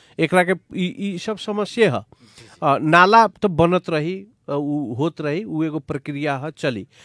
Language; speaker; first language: Bhojpuri; native; Bhojpuri